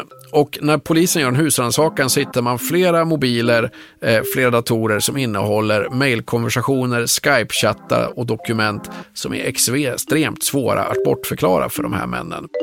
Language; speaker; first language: Swedish; native; Swedish